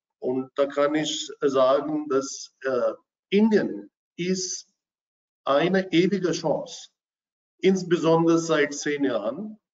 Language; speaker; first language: German; non-native, fluent; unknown